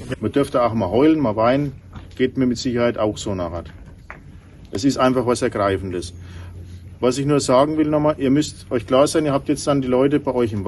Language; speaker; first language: German; native; German